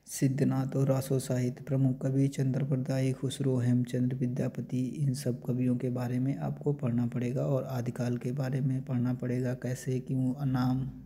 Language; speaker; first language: Hindi; native; Hindi